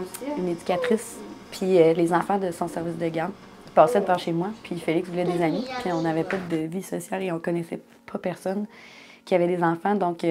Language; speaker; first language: French; native; French